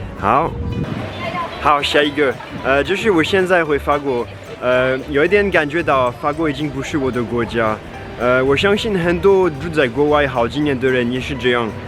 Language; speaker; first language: Chinese; non-native, fluent; French